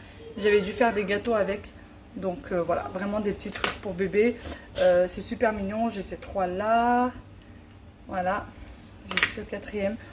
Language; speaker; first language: French; native; French